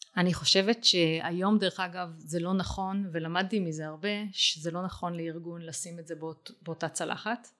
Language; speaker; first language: Hebrew; native; Hebrew